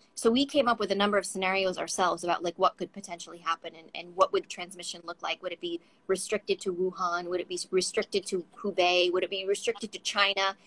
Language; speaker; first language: English; native; English